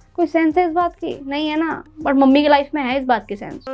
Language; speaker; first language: Hindi; native; Hindi